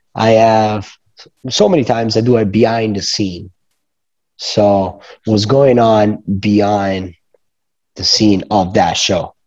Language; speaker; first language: English; non-native, fluent; Italian